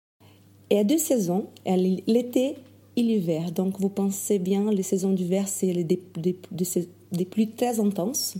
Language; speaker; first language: French; non-native, fluent; Portuguese